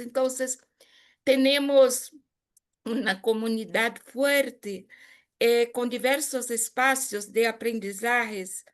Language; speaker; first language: Spanish; non-native, fluent; Portuguese